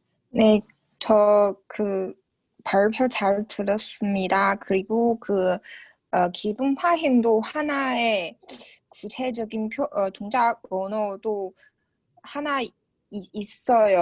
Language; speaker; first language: Korean; non-native, learner; Chinese